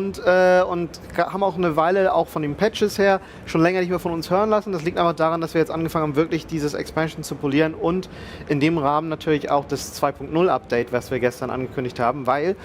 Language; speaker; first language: German; native; German